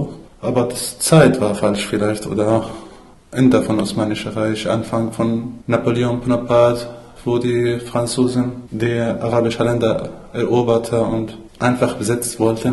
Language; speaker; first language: German; non-native, fluent; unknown